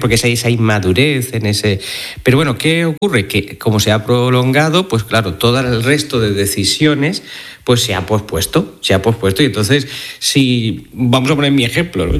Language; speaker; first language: Spanish; native; Spanish